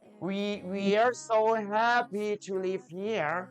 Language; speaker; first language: English; non-native, fluent; Thai